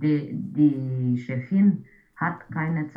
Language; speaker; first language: German; non-native, learner; Romanian